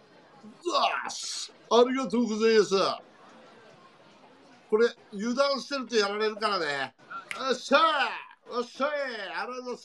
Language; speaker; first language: Japanese; native; Japanese